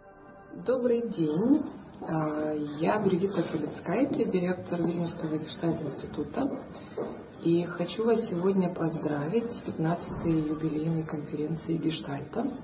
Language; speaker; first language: Russian; non-native, fluent; Lithuanian